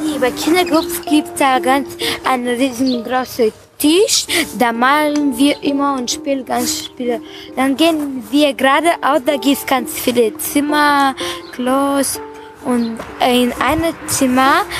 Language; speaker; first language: German; early bilingual, other home language; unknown